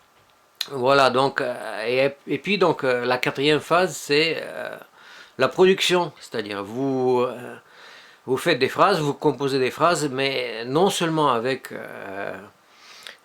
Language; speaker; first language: French; non-native, fluent; Russian